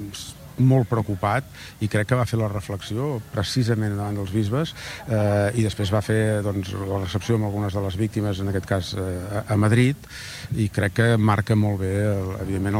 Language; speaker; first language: Catalan; native; Catalan